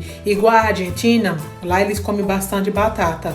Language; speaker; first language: Portuguese; non-native, fluent; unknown